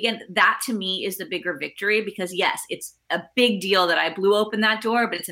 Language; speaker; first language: English; early bilingual, other home language; Spanish